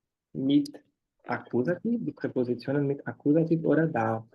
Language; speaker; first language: German; non-native, fluent; Portuguese